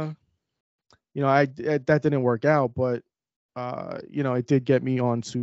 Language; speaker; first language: English; native; English